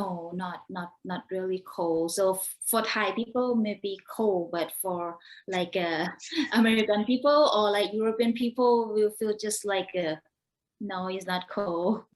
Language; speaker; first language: English; non-native, learner; Thai